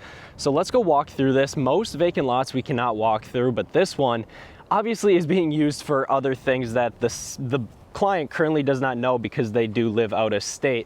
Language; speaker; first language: English; native; English